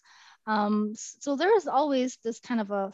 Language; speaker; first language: English; non-native, fluent; Chinese